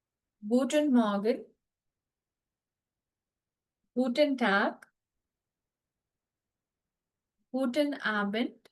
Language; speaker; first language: German; non-native, fluent; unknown